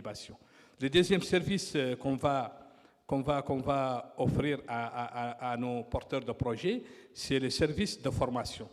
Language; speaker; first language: French; non-native, local second language; Arabic